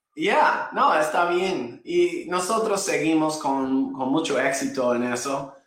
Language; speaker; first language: Spanish; non-native, fluent; English